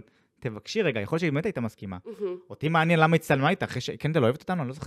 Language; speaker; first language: Hebrew; native; Hebrew